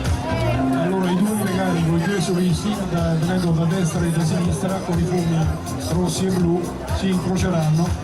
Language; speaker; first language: Italian; native; Italian